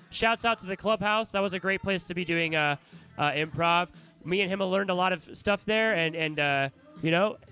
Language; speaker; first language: English; native; English